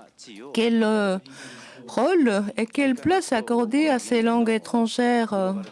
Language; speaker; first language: French; non-native, fluent; Japanese